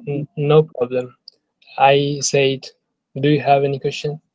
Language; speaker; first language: English; non-native, learner; Bangla